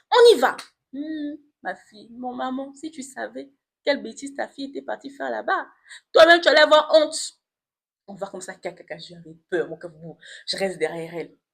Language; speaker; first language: French; non-native, local second language; Lingala